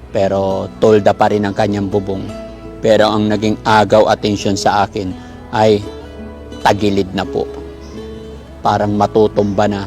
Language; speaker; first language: Filipino; native; Filipino